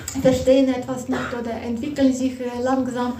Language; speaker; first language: German; non-native, fluent; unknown